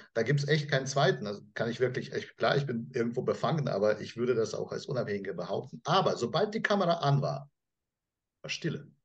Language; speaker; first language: German; non-native, fluent; Russian